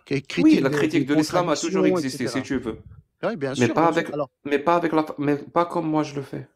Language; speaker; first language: French; non-native, fluent; Turkish